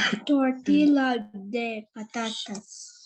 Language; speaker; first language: Spanish; non-native, learner; Filipino